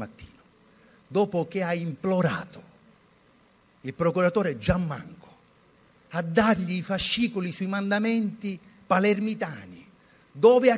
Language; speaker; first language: Italian; native; Italian